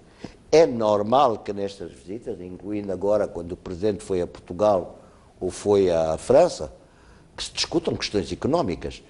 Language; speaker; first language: Portuguese; native; Portuguese